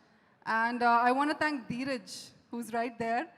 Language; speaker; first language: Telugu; non-native, fluent; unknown